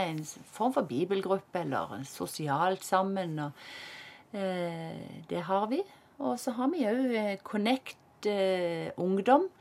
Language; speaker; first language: Norwegian; native; Norwegian